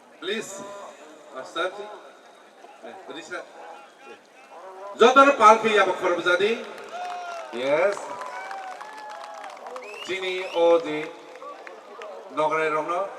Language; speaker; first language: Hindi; non-native, local second language; Kok Borok